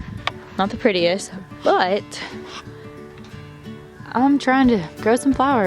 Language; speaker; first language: English; native; English